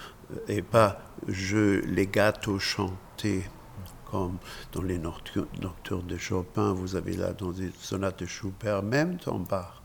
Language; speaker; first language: French; non-native, fluent; German